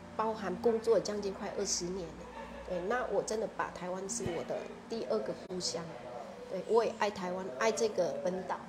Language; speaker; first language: Chinese; non-native, fluent; Vietnamese